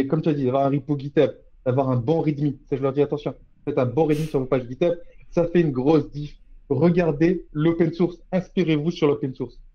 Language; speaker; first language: French; native; French